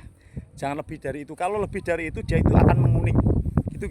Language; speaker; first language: Indonesian; non-native, local second language; Javanese